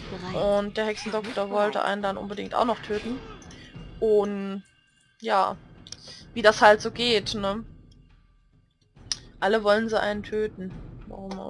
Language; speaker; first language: German; native; German